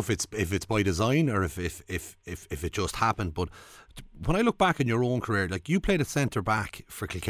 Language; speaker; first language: English; native; English